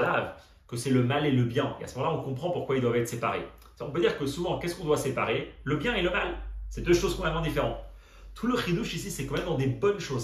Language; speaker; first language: French; native; French